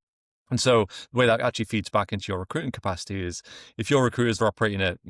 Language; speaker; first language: English; native; English